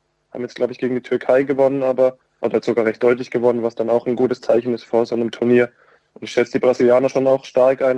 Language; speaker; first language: German; native; German